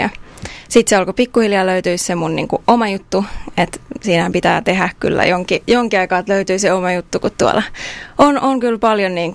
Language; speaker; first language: Finnish; native; Finnish